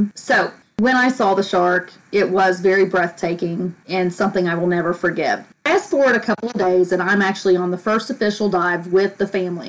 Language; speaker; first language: English; native; English